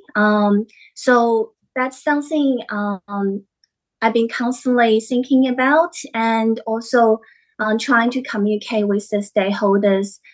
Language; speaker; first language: English; non-native, fluent; Chinese